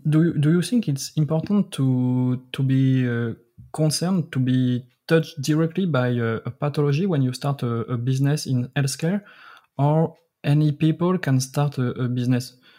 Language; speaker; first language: English; non-native, learner; French